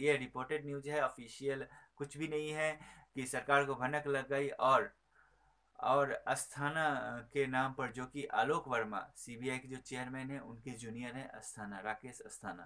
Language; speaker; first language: Hindi; native; Hindi